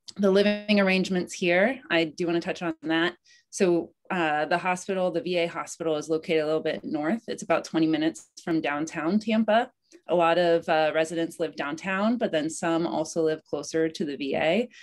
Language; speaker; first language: English; native; English